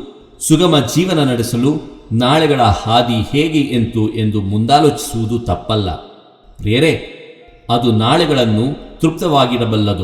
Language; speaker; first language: Kannada; native; Kannada